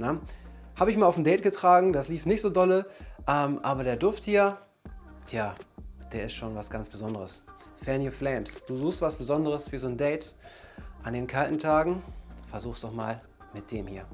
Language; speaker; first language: German; native; German